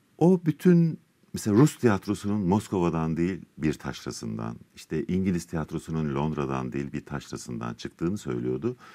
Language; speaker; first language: Turkish; native; Turkish